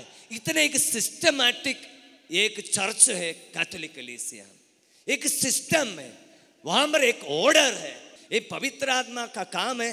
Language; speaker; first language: Hindi; non-native, local second language; Malayalam